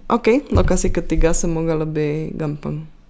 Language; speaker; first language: Indonesian; non-native, fluent; Czech